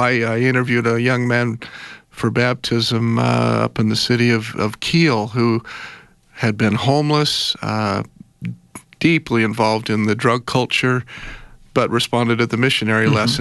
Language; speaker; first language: English; native; English